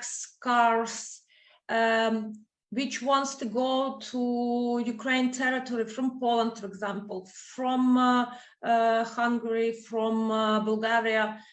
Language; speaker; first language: English; non-native, fluent; Ukrainian